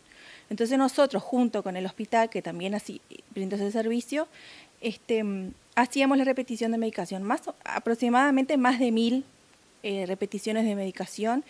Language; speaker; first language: Spanish; native; Spanish